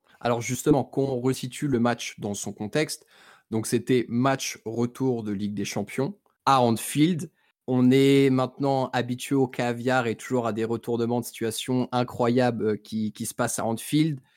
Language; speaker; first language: French; native; French